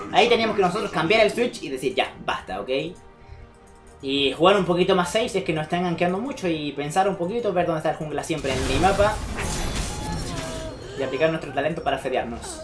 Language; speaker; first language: Spanish; native; Spanish